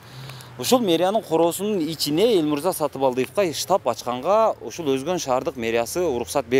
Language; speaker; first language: Kyrgyz; native; Kyrgyz